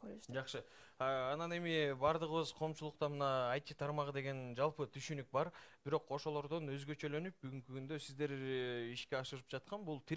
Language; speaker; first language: Kyrgyz; native; Kyrgyz